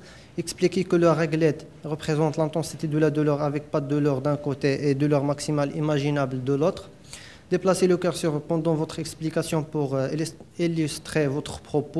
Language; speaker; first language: French; non-native, local second language; Arabic